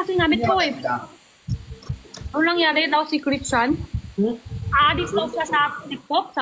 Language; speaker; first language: Filipino; non-native, learner; Chinese